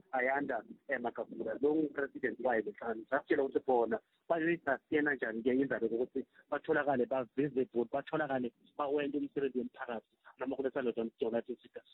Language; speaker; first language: Zulu; non-native, local second language; Swati